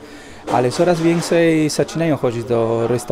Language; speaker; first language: Polish; non-native, fluent; Spanish